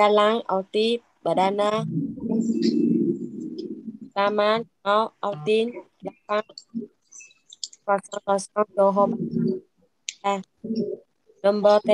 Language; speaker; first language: Indonesian; non-native, learner; Vietnamese